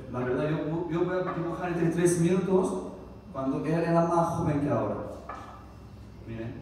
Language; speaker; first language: Spanish; non-native, learner; Korean